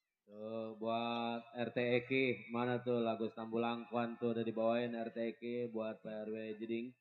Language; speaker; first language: Malay; native; Malay